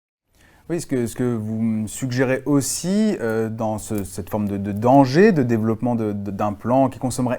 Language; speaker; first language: French; native; French